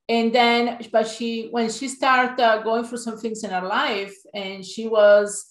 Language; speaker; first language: English; non-native, fluent; Italian